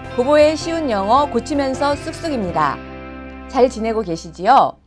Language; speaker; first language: Korean; native; Korean